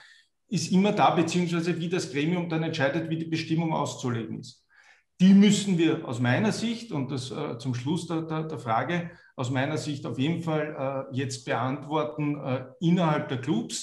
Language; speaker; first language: German; native; German